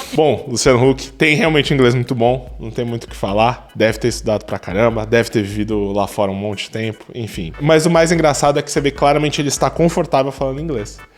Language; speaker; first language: Portuguese; native; Portuguese